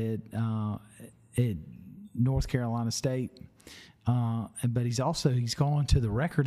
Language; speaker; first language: English; native; English